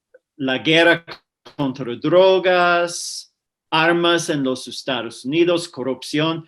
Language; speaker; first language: Spanish; non-native, fluent; English